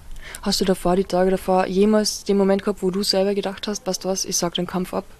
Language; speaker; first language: German; native; German